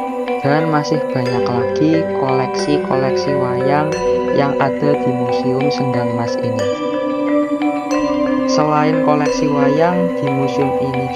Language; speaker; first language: Indonesian; native; Indonesian